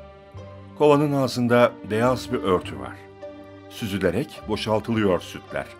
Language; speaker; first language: Turkish; native; Turkish